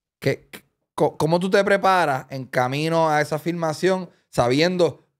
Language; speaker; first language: Spanish; native; Spanish